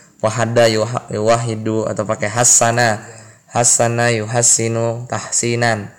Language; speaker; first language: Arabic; non-native, fluent; Indonesian